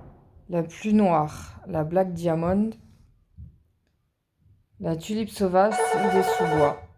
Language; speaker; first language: French; native; French